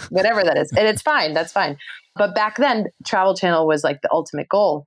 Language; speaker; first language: English; native; English